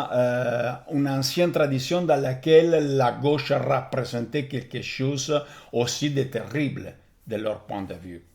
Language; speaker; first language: French; non-native, fluent; Italian